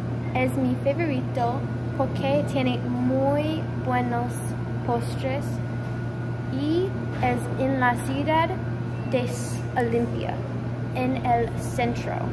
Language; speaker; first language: Spanish; non-native, learner; English